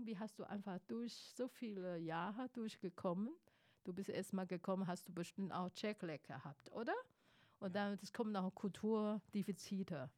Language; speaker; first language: German; non-native, fluent; Chinese